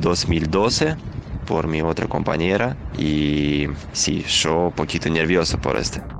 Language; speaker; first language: Spanish; non-native, learner; Russian